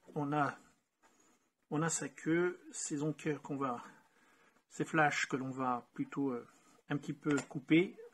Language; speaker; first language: French; native; French